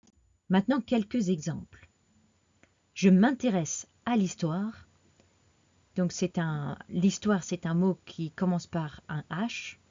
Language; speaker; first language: French; non-native, fluent; English